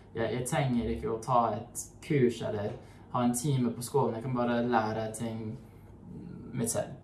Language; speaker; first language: Norwegian; non-native, fluent; English